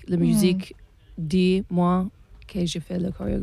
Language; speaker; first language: French; non-native, learner; English